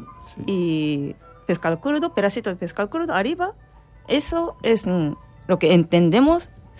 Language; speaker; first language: Spanish; non-native, learner; Japanese